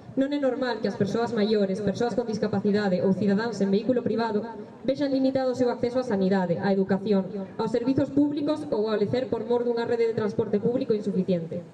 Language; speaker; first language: Galician; native; Galician